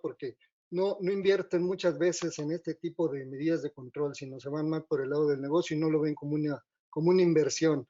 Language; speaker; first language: Spanish; native; Spanish